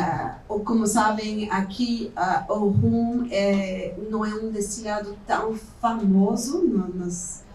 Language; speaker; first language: Portuguese; non-native, fluent; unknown